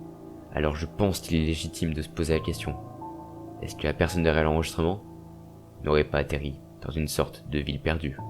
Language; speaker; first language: French; native; French